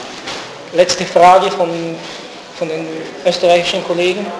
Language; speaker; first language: German; non-native, fluent; Bulgarian